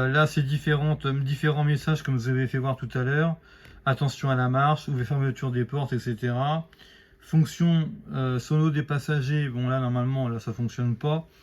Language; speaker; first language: French; native; French